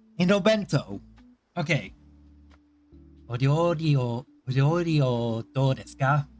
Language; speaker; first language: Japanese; non-native, learner; English